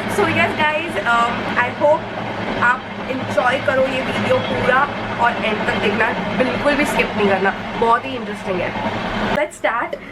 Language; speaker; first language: Hindi; non-native, local second language; Marathi